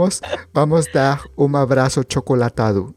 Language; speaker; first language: Portuguese; non-native, learner; Spanish